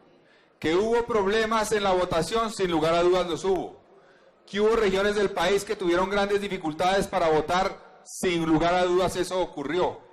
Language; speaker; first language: Spanish; native; Spanish